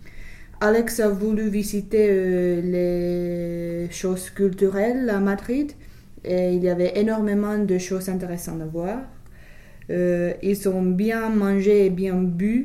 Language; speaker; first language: French; non-native, fluent; English